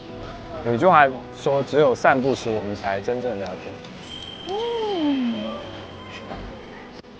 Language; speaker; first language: Chinese; native; Chinese